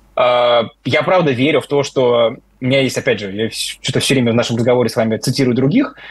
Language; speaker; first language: Russian; native; Russian